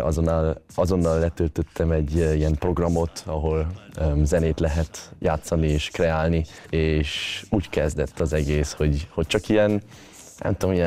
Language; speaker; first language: Hungarian; early bilingual, heritage; Hungarian